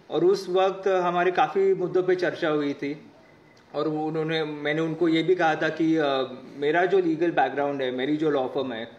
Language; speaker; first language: Hindi; non-native, local second language; Marathi